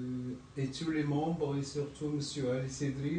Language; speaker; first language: French; non-native, local second language; Arabic